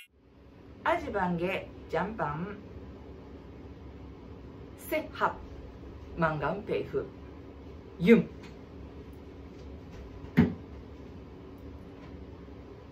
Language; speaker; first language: Cantonese; non-native, learner; Japanese